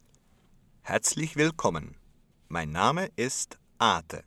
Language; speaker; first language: German; non-native, fluent; Western Frisian